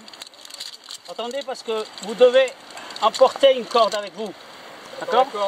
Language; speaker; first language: French; non-native, learner; Spanish